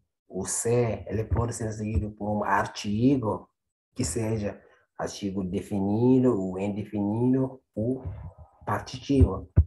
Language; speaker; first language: Portuguese; non-native, fluent; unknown